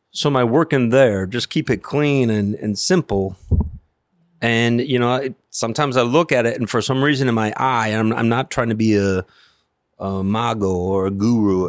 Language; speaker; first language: English; native; English